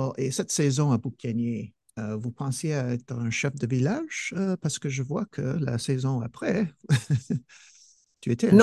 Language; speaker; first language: French; non-native, fluent; English